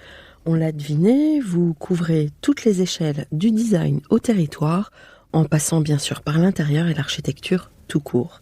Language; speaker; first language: French; native; French